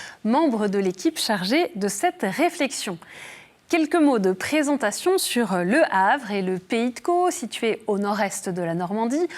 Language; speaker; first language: French; native; French